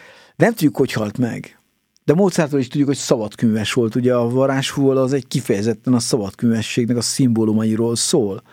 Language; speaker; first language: Hungarian; native; Hungarian